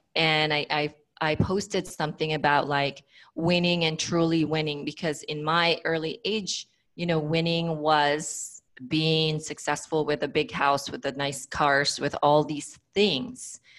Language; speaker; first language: English; non-native, local second language; Filipino